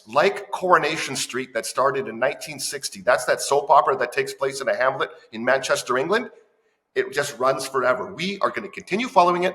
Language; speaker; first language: English; native; English